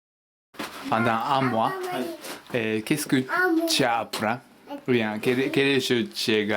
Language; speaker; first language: French; non-native, learner; Japanese